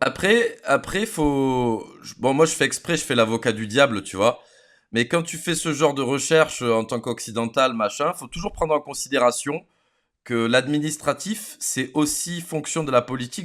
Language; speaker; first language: French; native; French